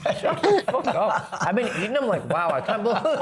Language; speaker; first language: English; native; English